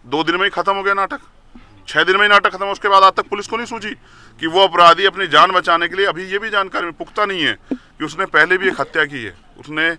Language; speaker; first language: Hindi; native; Hindi